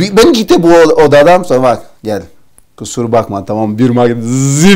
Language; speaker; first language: Turkish; non-native, learner; Portuguese